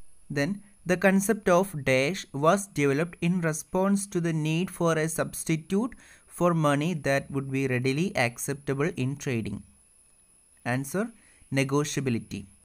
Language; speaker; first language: English; non-native, local second language; Malayalam